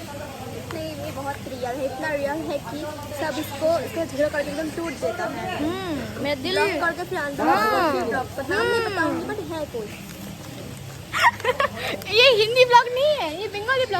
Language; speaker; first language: Hindi; non-native, local second language; Bangla